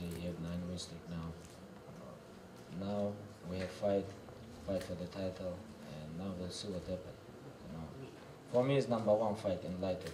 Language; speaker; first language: English; non-native, learner; Russian